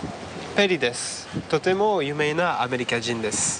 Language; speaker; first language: Japanese; non-native, learner; French